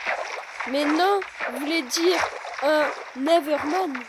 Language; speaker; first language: French; native; French